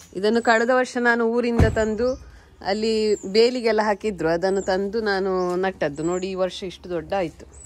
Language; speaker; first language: Kannada; native; Kannada